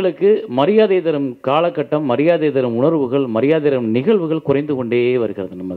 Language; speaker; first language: Tamil; native; Tamil